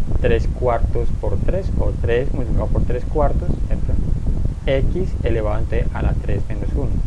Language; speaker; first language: Spanish; native; Spanish